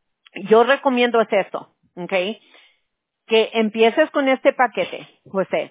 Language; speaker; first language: Spanish; early bilingual, heritage; Spanish